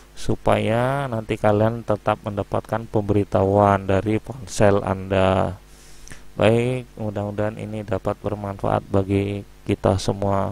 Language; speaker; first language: Indonesian; native; Indonesian